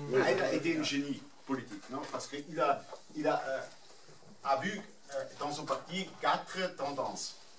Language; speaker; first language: French; non-native, fluent; German